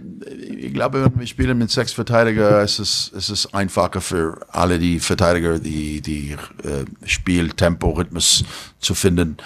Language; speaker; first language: German; non-native, learner; English